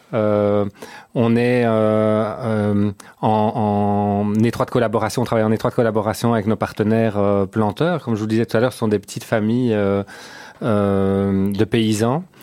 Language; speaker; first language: French; native; French